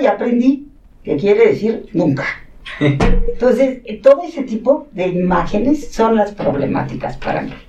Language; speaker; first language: Spanish; non-native, local second language; Catalan